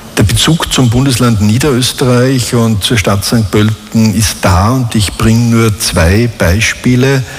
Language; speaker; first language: German; native; German